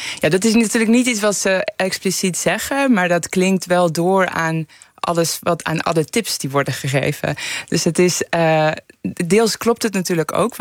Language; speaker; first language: Dutch; early bilingual, other home language; Persian